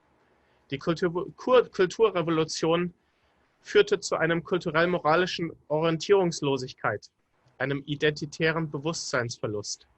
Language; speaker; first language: German; native; German